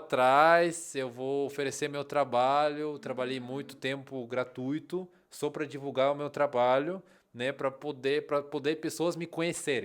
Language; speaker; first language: Portuguese; non-native, fluent; Russian